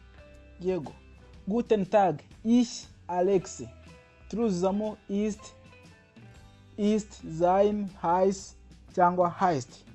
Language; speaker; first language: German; non-native, fluent; Kinyarwanda